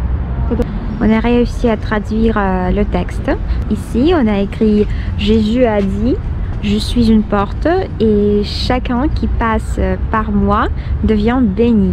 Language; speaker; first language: French; non-native, fluent; Russian